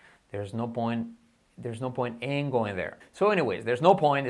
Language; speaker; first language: English; non-native, fluent; Spanish